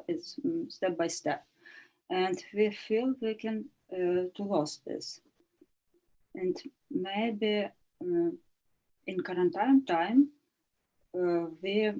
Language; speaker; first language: English; non-native, learner; Ukrainian